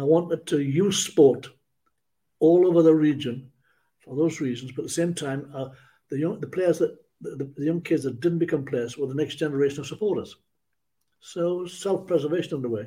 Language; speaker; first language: English; native; English